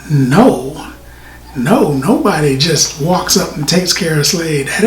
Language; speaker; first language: English; native; English